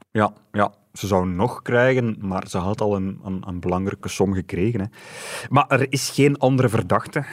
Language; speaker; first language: Dutch; native; Dutch